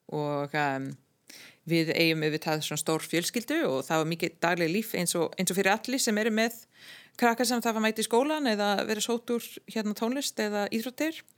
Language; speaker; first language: Icelandic; non-native, fluent; English